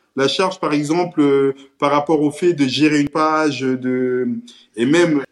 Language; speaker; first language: French; early bilingual, other home language; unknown